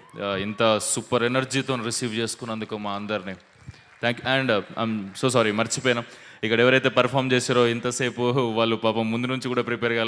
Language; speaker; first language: Telugu; native; Telugu